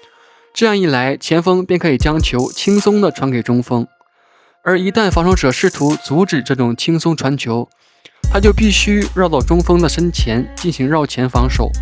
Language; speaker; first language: Chinese; native; Chinese